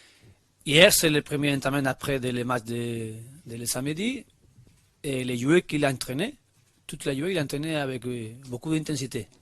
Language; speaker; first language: French; non-native, learner; Spanish